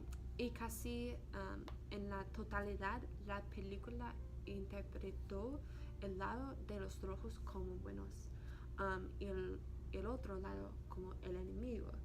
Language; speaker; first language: Spanish; non-native, learner; English